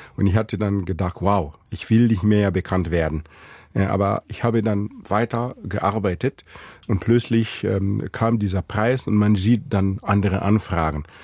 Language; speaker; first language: German; non-native, fluent; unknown